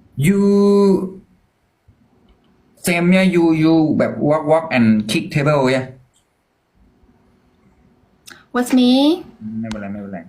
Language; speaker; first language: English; non-native, learner; Thai